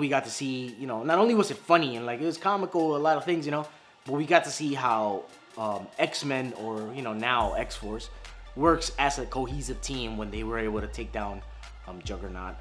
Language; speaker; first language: English; native; English